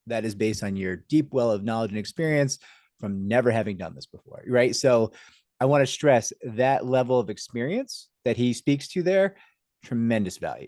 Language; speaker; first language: English; native; English